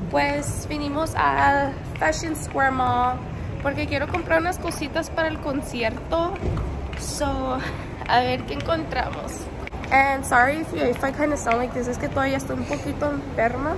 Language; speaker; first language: Spanish; early bilingual, heritage; Spanish